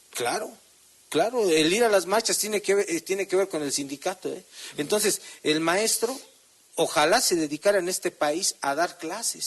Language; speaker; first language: Spanish; native; Spanish